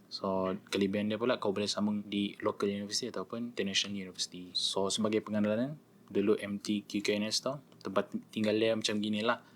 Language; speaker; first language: Malay; native; Malay